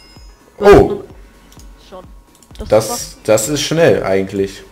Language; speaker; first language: German; native; German